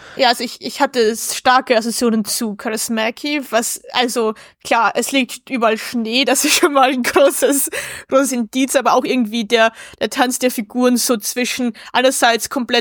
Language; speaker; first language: German; native; German